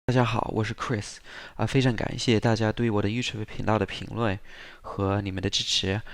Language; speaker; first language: Chinese; non-native, fluent; English